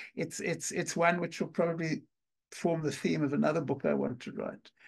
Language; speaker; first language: English; native; English